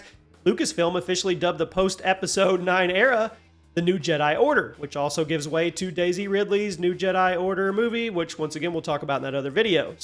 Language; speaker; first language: English; native; English